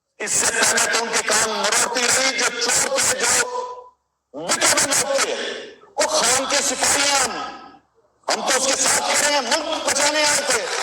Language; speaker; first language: Urdu; non-native, local second language; Pashto